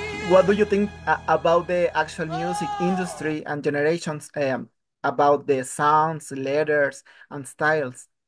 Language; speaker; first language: English; non-native, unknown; Spanish